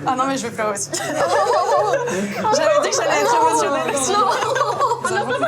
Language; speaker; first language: French; native; French